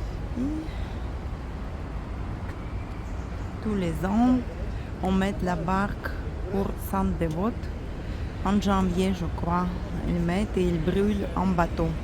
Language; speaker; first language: French; non-native, fluent; Russian